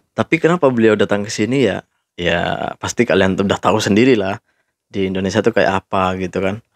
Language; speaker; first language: Indonesian; native; Indonesian